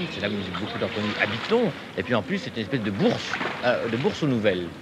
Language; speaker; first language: French; native; French